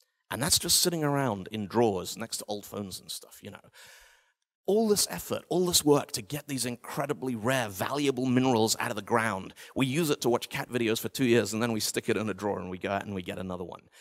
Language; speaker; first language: English; native; English